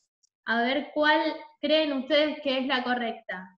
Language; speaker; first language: Spanish; native; Spanish